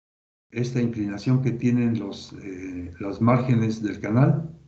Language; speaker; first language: Spanish; native; Spanish